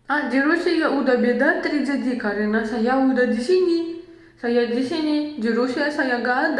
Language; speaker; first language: Indonesian; non-native, learner; Russian